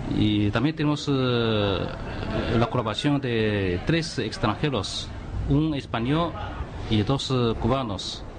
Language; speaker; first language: Spanish; non-native, fluent; Chinese